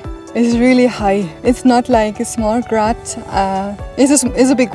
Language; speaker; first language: English; non-native, learner; German